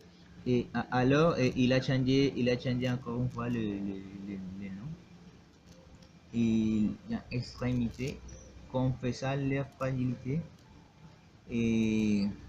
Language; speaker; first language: French; non-native, learner; Spanish